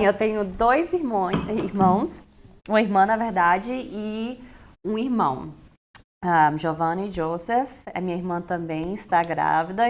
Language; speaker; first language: Portuguese; early bilingual, heritage; Portuguese